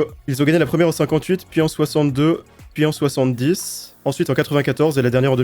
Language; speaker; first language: French; native; French